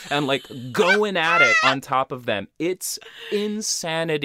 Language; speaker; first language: English; early bilingual, other home language; Portuguese